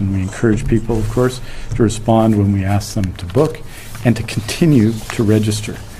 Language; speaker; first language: English; native; English